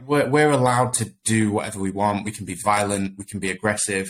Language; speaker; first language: English; native; English